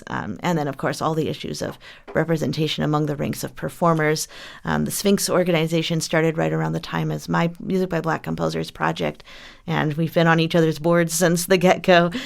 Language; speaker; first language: English; native; English